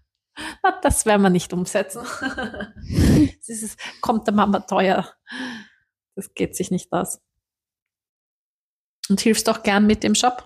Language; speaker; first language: German; native; German